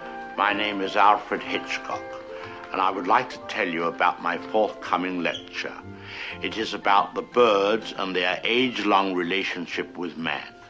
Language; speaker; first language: English; native; English